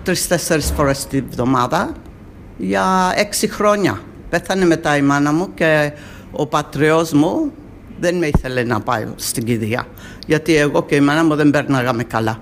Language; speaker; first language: Greek; early bilingual, heritage; Greek